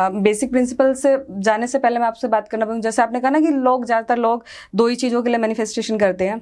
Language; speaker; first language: Hindi; native; Hindi